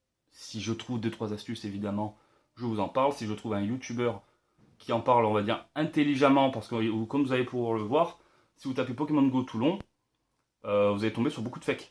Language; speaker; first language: French; native; French